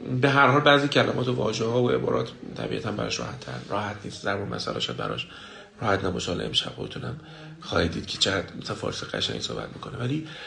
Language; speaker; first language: Persian; native; Persian